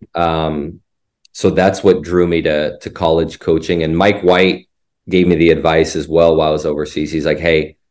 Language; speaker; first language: English; native; English